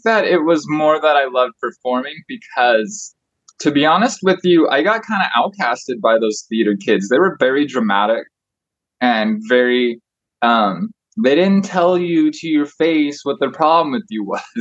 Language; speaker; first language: English; native; English